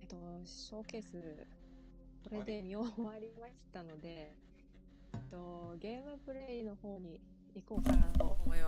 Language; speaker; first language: Japanese; native; Japanese